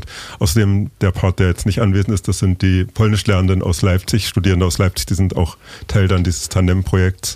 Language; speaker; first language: German; native; German